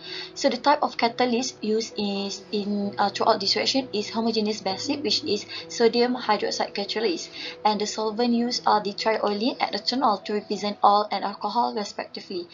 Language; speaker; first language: English; non-native, local second language; Malay